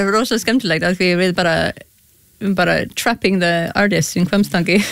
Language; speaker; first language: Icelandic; non-native, learner; English